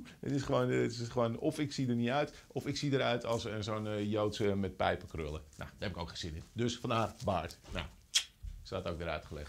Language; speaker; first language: Dutch; native; Dutch